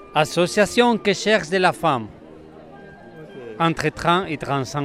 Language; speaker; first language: French; non-native, learner; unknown